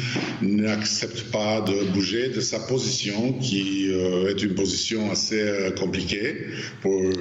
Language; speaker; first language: French; non-native, fluent; Albanian